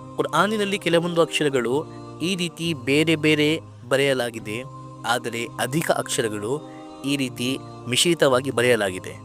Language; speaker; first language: Kannada; non-native, local second language; Urdu